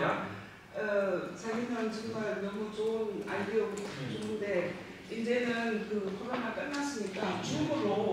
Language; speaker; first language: German; non-native, learner; Korean